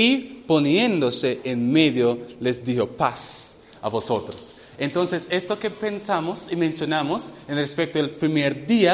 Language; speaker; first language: Spanish; non-native, fluent; English